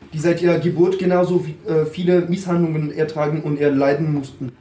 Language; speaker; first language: German; non-native, fluent; French